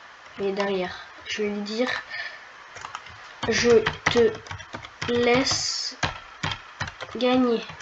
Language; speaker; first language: French; native; French